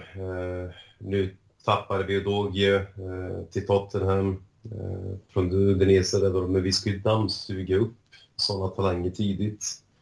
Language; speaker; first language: Swedish; early bilingual, other home language; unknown